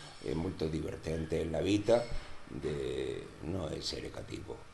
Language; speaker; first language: Italian; non-native, learner; Spanish